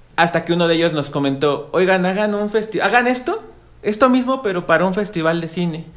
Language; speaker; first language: Spanish; native; Spanish